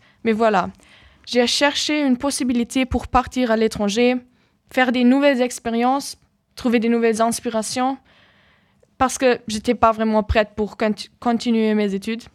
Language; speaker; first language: French; non-native, fluent; German